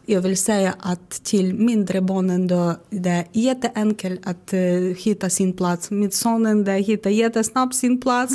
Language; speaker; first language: Swedish; non-native, learner; Ukrainian